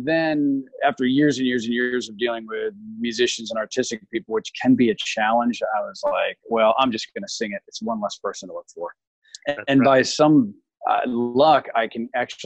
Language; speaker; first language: English; native; English